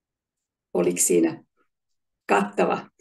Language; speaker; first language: Finnish; native; Finnish